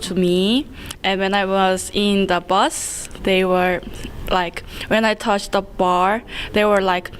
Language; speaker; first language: English; non-native, learner; Korean